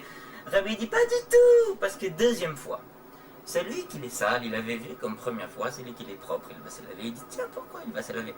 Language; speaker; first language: French; native; French